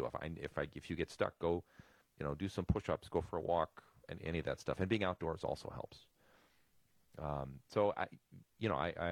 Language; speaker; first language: English; native; English